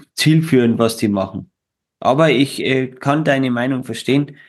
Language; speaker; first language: German; native; German